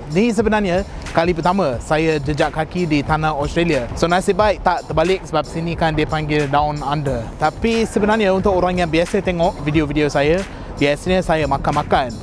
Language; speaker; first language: Malay; non-native, fluent; English